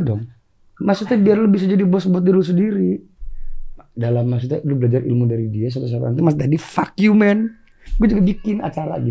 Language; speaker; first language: Indonesian; native; Indonesian